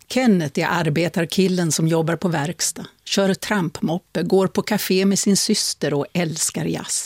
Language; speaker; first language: Swedish; native; Swedish